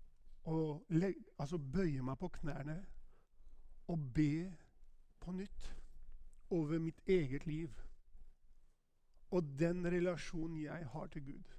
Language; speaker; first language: Norwegian; non-native, fluent; Albanian